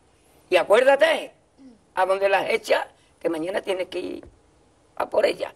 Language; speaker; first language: Spanish; native; Spanish